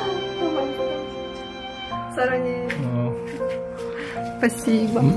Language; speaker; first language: Korean; non-native, learner; Russian